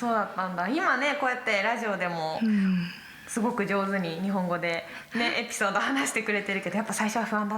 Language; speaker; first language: Japanese; native; Japanese